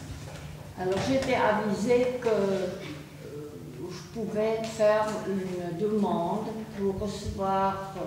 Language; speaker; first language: French; non-native, fluent; Czech